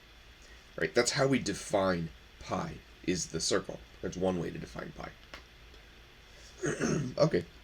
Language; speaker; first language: English; native; English